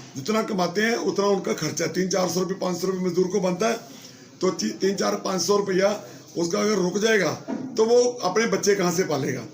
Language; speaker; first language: Hindi; non-native, local second language; Punjabi